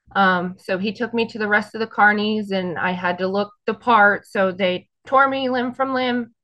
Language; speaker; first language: English; native; English